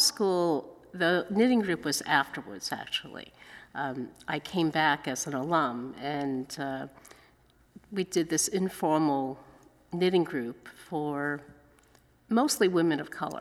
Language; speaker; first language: English; early bilingual, other home language; Cantonese